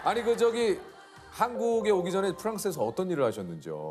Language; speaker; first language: Korean; native; Korean